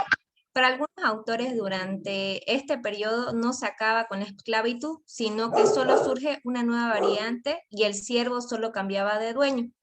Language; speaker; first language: Spanish; native; Spanish